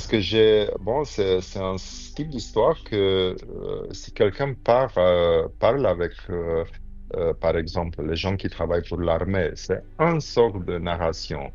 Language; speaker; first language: French; non-native, fluent; Romanian